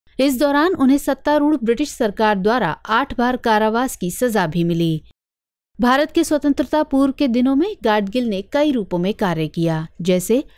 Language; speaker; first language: Hindi; native; Hindi